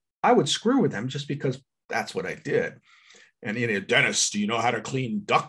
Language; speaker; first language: English; native; English